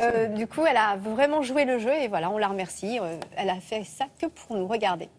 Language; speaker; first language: French; native; French